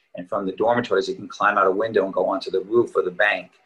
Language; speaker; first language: English; native; English